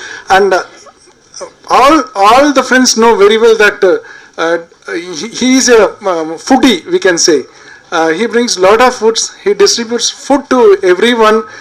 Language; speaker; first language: English; non-native, local second language; Tamil